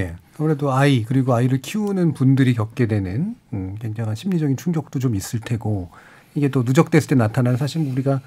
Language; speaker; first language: Korean; native; Korean